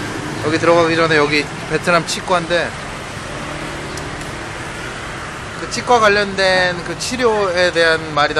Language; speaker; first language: Korean; native; Korean